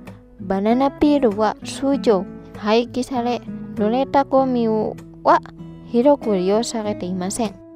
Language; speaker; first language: Japanese; non-native, fluent; Indonesian